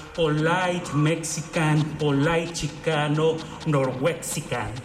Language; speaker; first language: English; non-native, fluent; Spanish